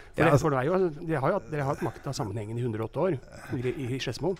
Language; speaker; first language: Norwegian; native; Norwegian